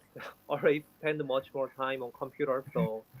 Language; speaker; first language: English; non-native, learner; Korean